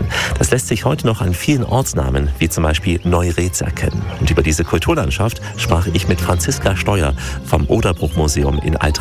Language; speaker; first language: German; native; German